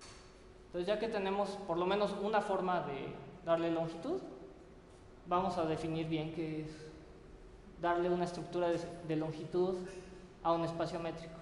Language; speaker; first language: Spanish; native; Spanish